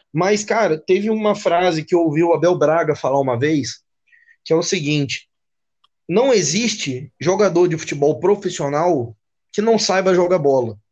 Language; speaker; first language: Portuguese; native; Portuguese